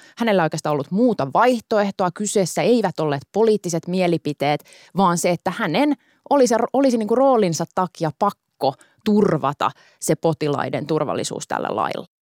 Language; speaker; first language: Finnish; native; Finnish